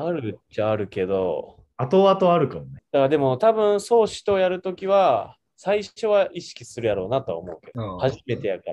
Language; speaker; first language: Japanese; native; Japanese